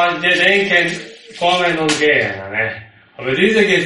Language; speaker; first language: German; non-native, learner; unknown